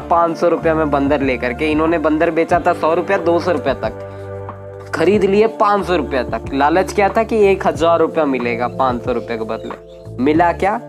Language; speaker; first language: Hindi; native; Hindi